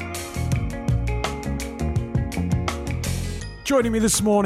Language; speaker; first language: English; native; English